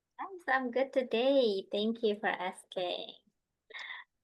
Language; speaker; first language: English; non-native, fluent; Indonesian